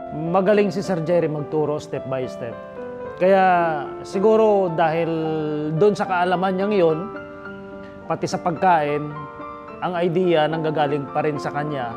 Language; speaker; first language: Filipino; non-native, local second language; Hiligaynon